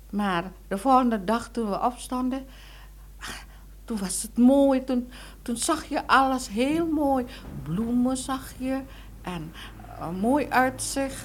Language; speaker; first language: Dutch; non-native, local second language; Indonesian